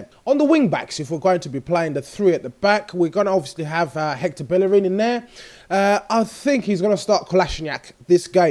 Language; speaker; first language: English; native; English